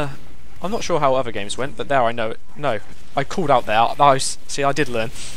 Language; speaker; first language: English; native; English